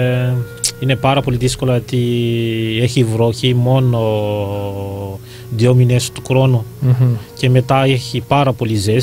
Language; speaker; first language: Greek; non-native, learner; Malagasy